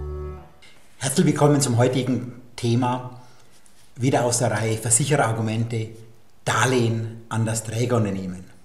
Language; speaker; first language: German; native; German